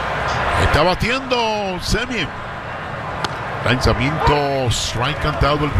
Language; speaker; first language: Spanish; native; Spanish